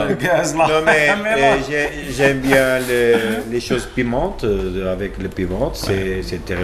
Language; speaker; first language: French; non-native, learner; Portuguese